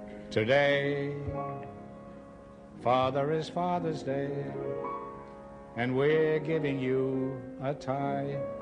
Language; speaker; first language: English; native; English